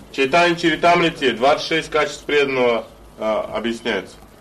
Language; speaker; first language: Russian; native; Russian